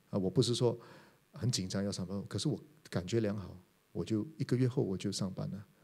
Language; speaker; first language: Chinese; native; Chinese